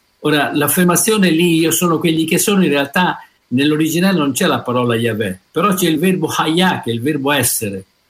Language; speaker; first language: Italian; native; Italian